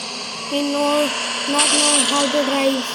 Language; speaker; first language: English; non-native, learner; Hindi